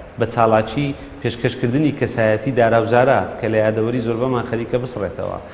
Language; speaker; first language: Central Kurdish; native; Central Kurdish